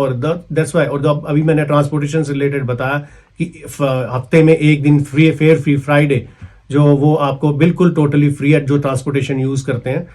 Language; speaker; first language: Hindi; native; Hindi